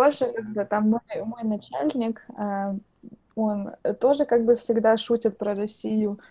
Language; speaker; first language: Russian; native; Russian